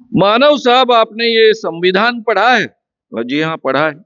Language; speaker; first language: Hindi; non-native, local second language; Marathi